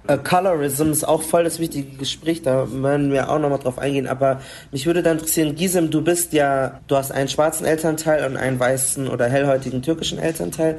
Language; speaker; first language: German; early bilingual, other home language; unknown